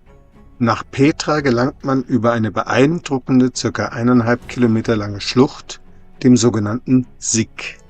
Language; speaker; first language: German; native; German